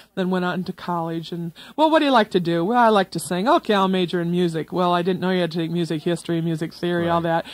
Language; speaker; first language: English; native; English